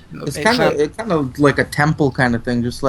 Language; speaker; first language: English; native; English